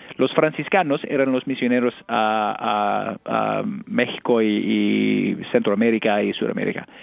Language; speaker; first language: Spanish; early bilingual, heritage; Spanish